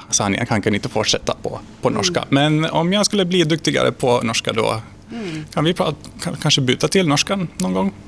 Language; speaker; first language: Swedish; non-native, fluent; Hungarian